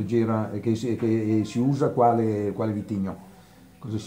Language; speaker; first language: Italian; native; Italian